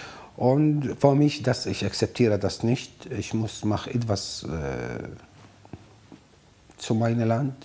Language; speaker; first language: German; non-native, learner; Arabic